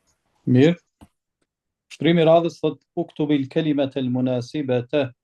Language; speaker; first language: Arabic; non-native, fluent; Albanian